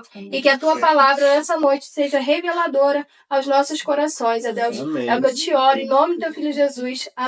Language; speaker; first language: Portuguese; native; Portuguese